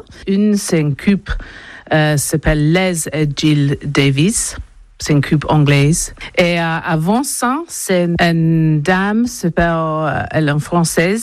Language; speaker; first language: French; non-native, learner; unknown